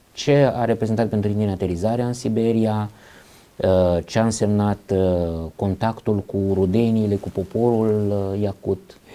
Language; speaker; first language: Romanian; native; Romanian